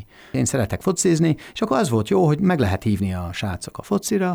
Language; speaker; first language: Hungarian; non-native, fluent; English